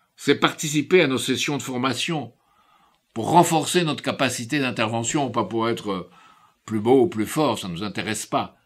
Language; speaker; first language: French; native; French